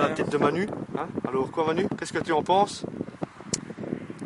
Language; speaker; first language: French; native; French